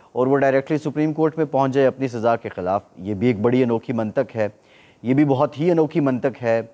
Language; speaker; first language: Urdu; native; Urdu